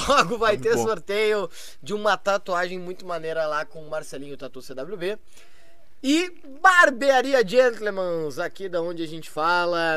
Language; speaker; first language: Portuguese; native; Portuguese